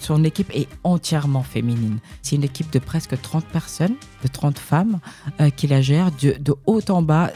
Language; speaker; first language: French; early bilingual, other home language; Persian